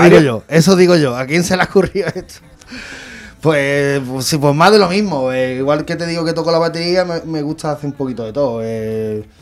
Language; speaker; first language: Spanish; native; Spanish